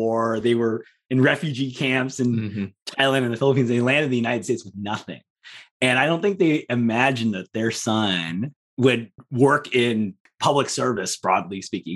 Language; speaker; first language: English; native; English